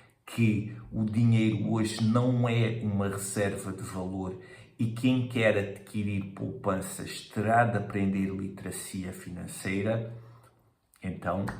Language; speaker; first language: Portuguese; native; Portuguese